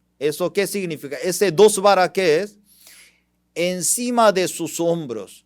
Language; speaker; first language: Spanish; non-native, fluent; Korean